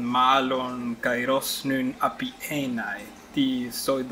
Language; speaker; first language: Greek; non-native, fluent; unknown